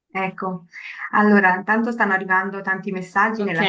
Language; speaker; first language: Italian; native; Italian